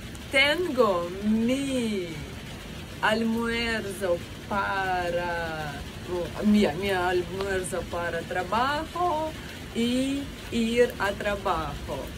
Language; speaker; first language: Spanish; non-native, learner; Russian